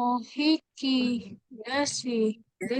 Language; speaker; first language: Japanese; non-native, learner; Indonesian